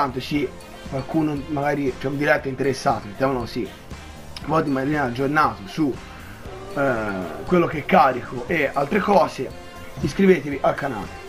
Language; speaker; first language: Italian; native; Italian